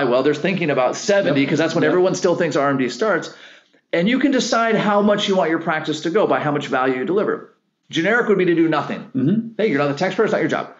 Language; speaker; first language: English; native; English